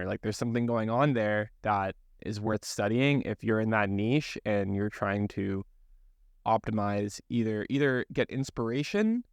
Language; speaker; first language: English; native; English